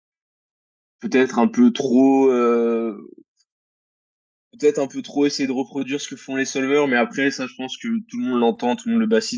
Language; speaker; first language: French; native; French